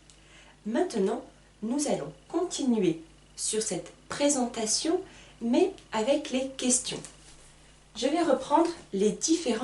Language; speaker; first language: French; native; French